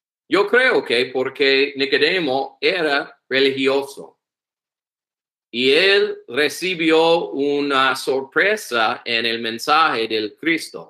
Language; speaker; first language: Spanish; non-native, learner; English